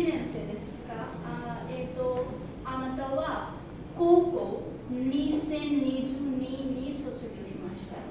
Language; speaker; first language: Japanese; non-native, fluent; Bangla